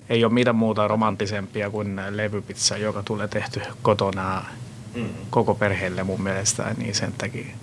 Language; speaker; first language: Finnish; non-native, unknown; Italian